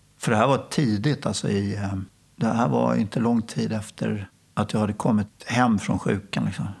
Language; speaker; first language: Swedish; native; Swedish